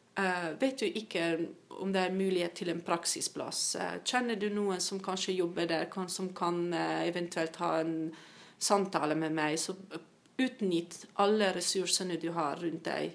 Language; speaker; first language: Norwegian; non-native, fluent; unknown